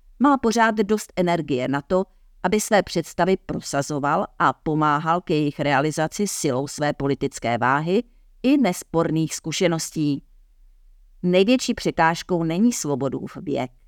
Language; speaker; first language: Czech; native; Czech